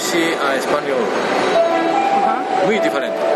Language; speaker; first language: Spanish; non-native, learner; Japanese